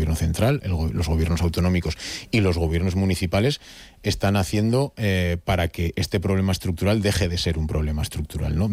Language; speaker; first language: Spanish; native; Spanish